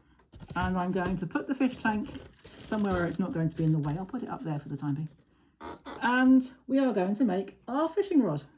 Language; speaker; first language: English; native; English